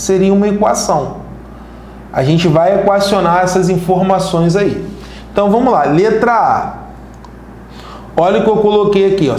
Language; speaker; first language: Portuguese; native; Portuguese